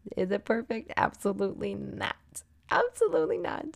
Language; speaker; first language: English; native; English